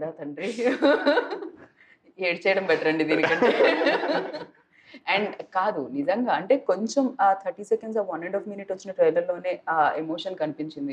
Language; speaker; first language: Telugu; native; Telugu